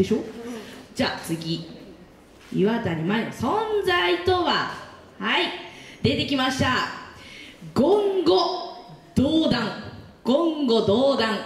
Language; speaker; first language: Japanese; native; Japanese